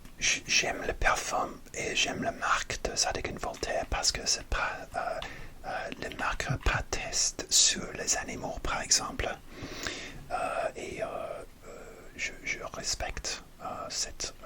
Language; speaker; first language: French; non-native, learner; English